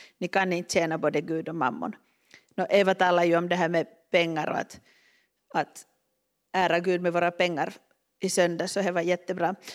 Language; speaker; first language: Swedish; native; Swedish